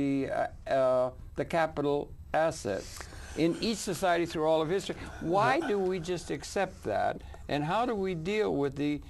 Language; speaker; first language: English; native; English